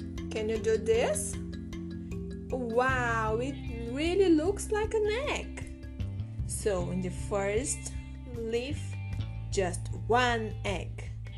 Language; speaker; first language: English; non-native, fluent; Portuguese